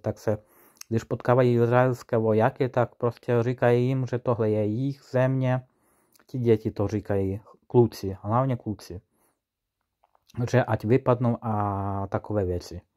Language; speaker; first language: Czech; non-native, fluent; Ukrainian